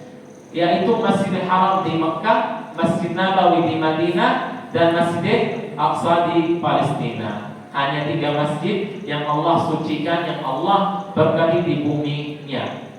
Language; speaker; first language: Indonesian; non-native, fluent; Arabic